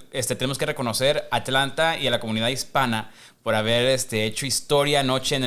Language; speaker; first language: Spanish; early bilingual, heritage; Spanish